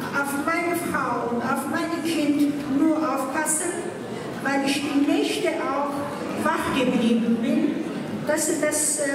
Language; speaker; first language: German; non-native, fluent; Persian